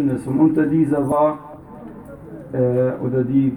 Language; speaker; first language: German; non-native, fluent; Arabic